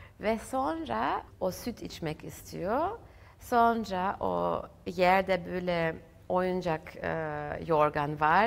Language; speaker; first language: Turkish; early bilingual, heritage; German